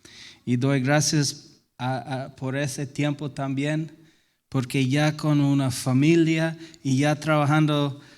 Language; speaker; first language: Spanish; non-native, fluent; English